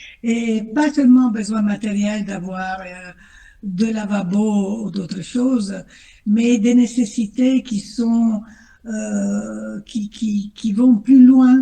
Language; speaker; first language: French; non-native, fluent; Italian